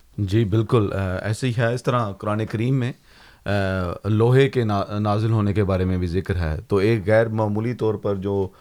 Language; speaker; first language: Urdu; native; Urdu